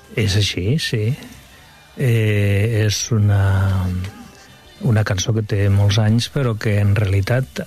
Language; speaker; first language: Catalan; non-native, local second language; Spanish